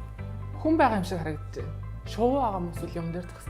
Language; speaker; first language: Mongolian; native; Mongolian